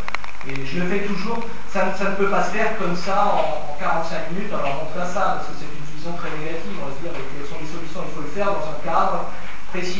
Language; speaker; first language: French; native; French